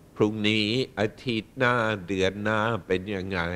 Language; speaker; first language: Thai; non-native, fluent; English